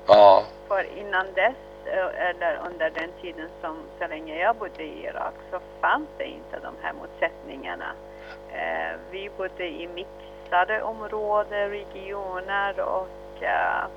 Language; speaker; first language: Swedish; early bilingual, other home language; Arabic